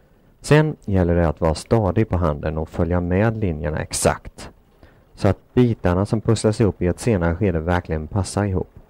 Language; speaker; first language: Swedish; native; Swedish